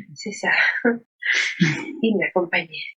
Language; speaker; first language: French; non-native, learner; Spanish